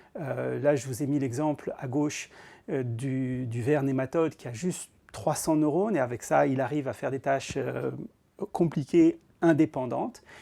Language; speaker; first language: French; native; French